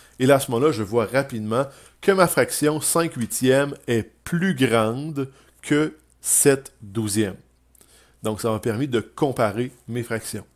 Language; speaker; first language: French; native; French